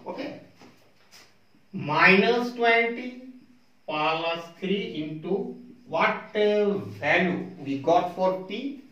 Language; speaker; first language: English; non-native, local second language; Hindi